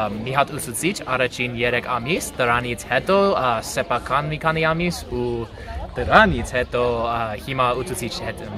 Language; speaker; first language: Armenian; non-native, learner; English